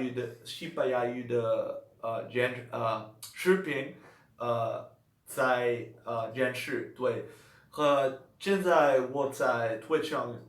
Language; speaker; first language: Chinese; non-native, learner; Dutch